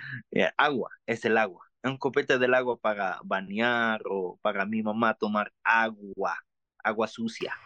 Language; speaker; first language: Spanish; non-native, learner; Arabic